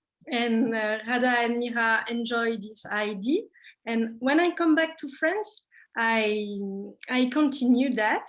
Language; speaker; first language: English; non-native, learner; French